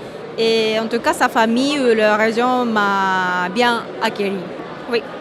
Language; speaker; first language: French; non-native, fluent; Japanese